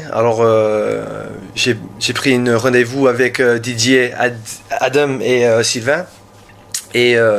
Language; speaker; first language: French; non-native, learner; English